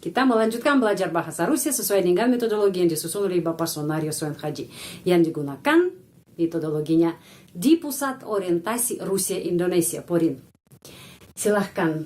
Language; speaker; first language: Indonesian; non-native, fluent; Russian